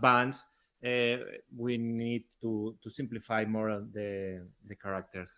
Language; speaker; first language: English; non-native, learner; Spanish